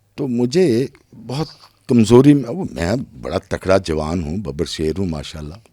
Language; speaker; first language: Urdu; non-native, local second language; Punjabi